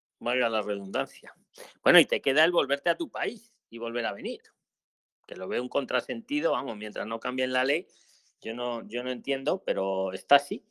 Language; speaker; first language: Spanish; native; Spanish